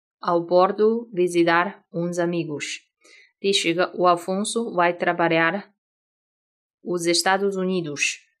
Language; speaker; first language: Portuguese; non-native, fluent; Chinese